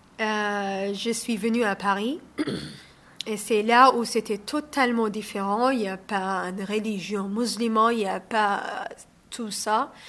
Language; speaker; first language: French; non-native, learner; Somali